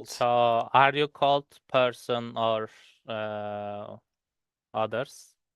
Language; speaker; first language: English; non-native, learner; Turkish